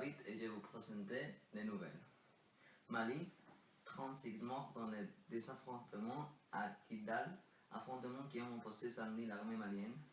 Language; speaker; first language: French; non-native, learner; Spanish